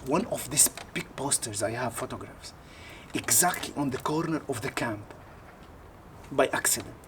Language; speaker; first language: English; non-native, learner; Arabic